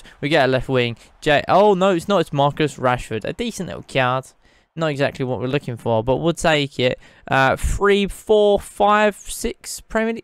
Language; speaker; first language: English; native; English